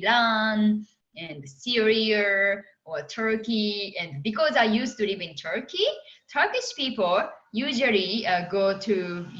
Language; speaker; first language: English; non-native, fluent; Japanese